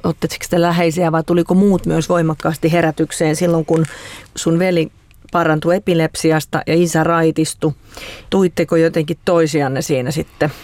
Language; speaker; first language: Finnish; native; Finnish